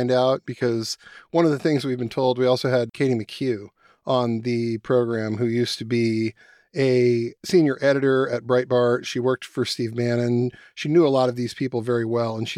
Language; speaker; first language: English; native; English